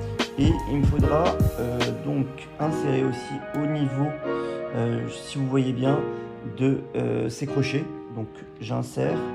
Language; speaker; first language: French; native; French